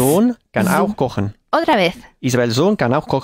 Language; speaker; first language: German; non-native, learner; Spanish